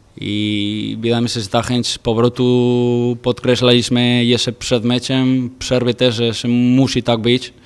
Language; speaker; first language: Polish; non-native, fluent; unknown